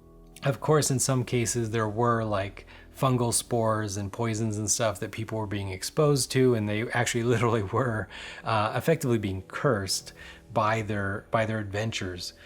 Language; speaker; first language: English; native; English